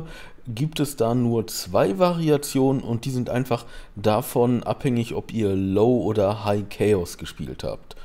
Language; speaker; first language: German; native; German